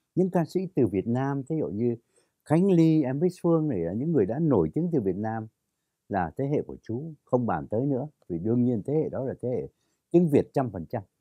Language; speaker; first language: Vietnamese; native; Vietnamese